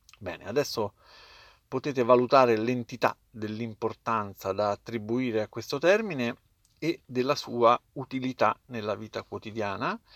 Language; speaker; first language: Italian; native; Italian